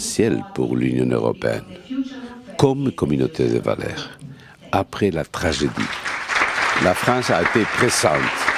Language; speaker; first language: French; non-native, fluent; Spanish